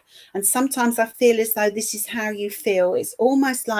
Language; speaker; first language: English; native; English